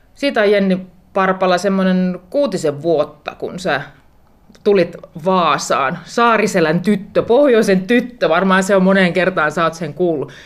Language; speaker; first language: Finnish; native; Finnish